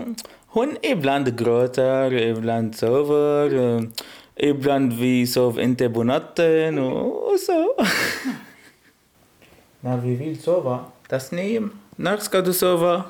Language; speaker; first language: Swedish; non-native, learner; Arabic